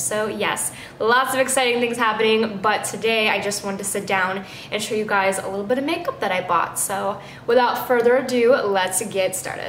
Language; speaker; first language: English; native; English